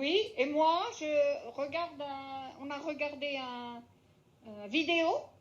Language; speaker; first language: French; non-native, fluent; Spanish